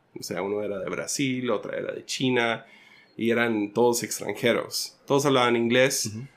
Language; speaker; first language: Spanish; early bilingual, other home language; English